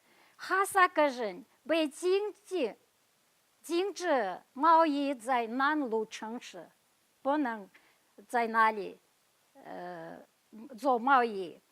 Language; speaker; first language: Chinese; non-native, fluent; Kazakh